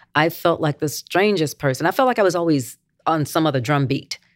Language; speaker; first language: English; native; English